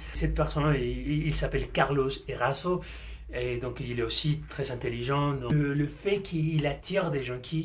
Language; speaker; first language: French; non-native, fluent; Spanish